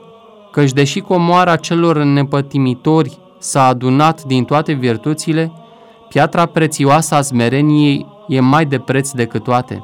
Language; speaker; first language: Romanian; native; Romanian